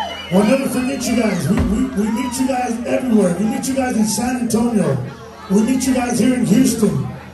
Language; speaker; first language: English; early bilingual, other home language; Spanish